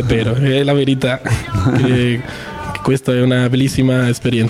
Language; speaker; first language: Italian; non-native, learner; Spanish